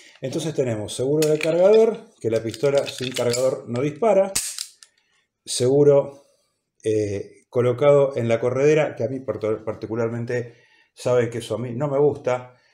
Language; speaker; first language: Spanish; native; Spanish